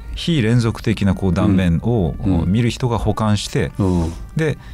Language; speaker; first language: Japanese; native; Japanese